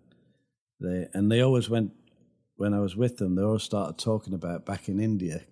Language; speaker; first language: English; native; English